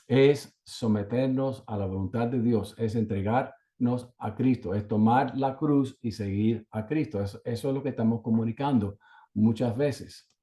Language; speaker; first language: Spanish; native; Spanish